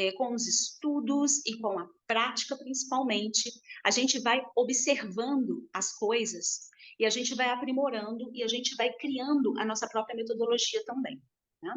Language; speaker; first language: Portuguese; native; Portuguese